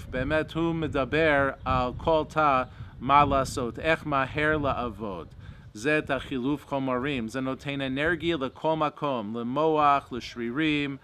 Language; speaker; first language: Hebrew; non-native, fluent; English